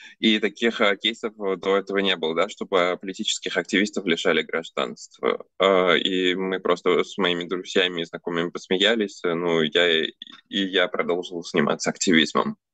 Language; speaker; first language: Russian; early bilingual, other home language; Armenian